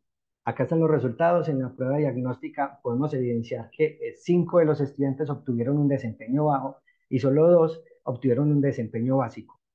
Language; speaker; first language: Spanish; native; Spanish